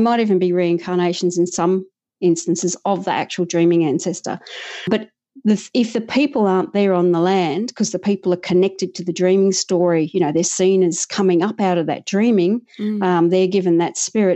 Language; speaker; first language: English; native; English